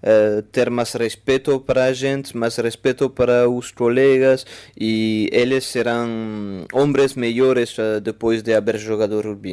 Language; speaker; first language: Portuguese; non-native, fluent; French